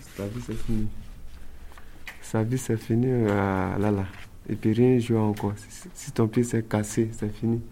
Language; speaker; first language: French; non-native, learner; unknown